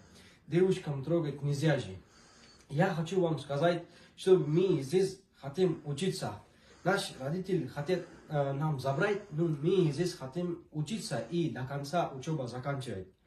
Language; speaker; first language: Russian; non-native, learner; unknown